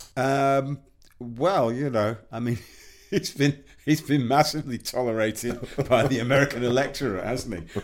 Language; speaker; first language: English; native; English